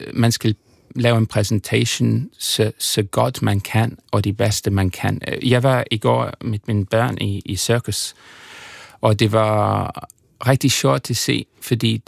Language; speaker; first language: Danish; non-native, fluent; English